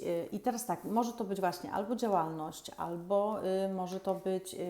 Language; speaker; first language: Polish; native; Polish